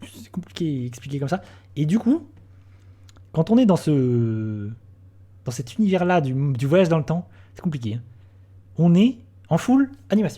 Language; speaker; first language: French; native; French